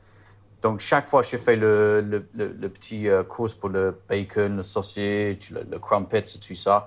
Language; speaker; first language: French; non-native, learner; English